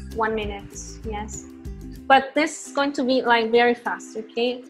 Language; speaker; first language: English; non-native, fluent; Spanish